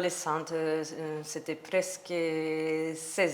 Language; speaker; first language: French; non-native, learner; Spanish